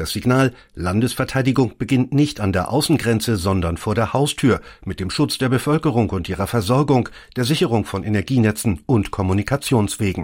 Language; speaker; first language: German; native; German